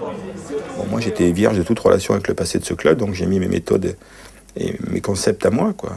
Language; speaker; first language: French; native; French